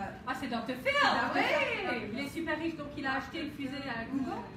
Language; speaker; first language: French; non-native, fluent; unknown